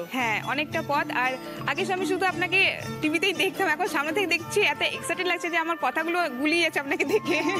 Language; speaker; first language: Bangla; non-native, local second language; Santali